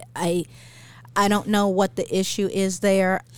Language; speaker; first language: English; native; English